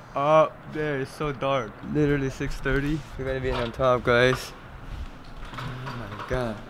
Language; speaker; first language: English; non-native, fluent; Arabic